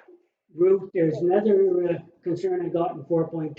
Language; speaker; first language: English; native; English